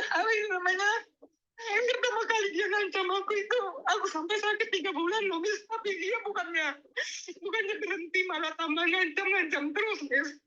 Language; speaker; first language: Indonesian; native; Indonesian